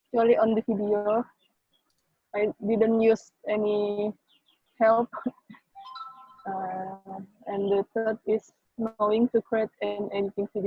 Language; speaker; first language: English; non-native, learner; Indonesian